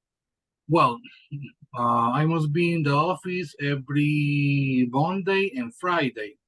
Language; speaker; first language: English; non-native, learner; Spanish